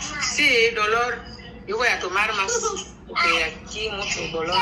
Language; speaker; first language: Spanish; non-native, learner; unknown